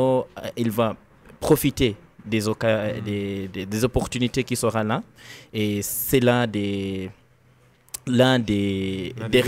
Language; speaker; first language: French; non-native, learner; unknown